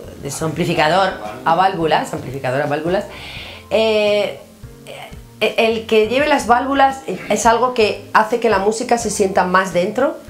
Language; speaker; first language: Spanish; native; Spanish